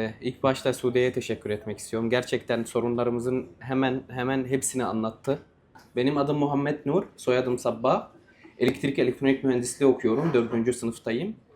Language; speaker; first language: Turkish; non-native, fluent; Arabic